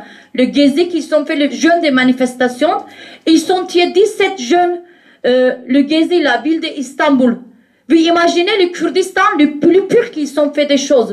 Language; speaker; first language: French; non-native, learner; Kurdish